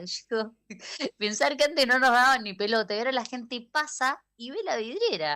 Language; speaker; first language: Spanish; native; Spanish